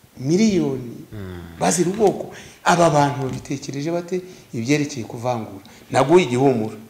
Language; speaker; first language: Kinyarwanda; native; Kinyarwanda